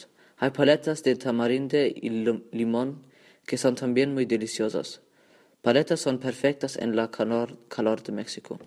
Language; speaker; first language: Spanish; non-native, learner; German